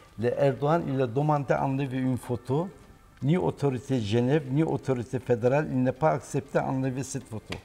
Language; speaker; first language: French; non-native, learner; Turkish